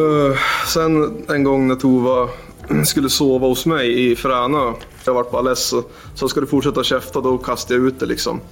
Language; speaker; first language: Swedish; native; Swedish